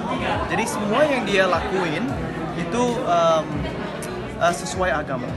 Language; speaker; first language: Indonesian; early bilingual, heritage; English